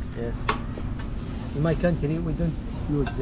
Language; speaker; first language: English; non-native, learner; Arabic